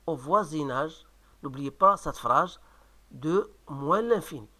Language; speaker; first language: French; non-native, local second language; Arabic